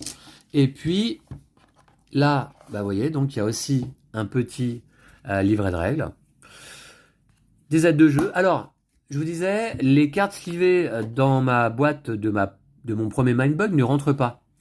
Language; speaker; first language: French; native; French